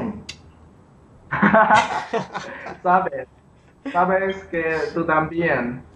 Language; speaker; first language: Spanish; non-native, learner; English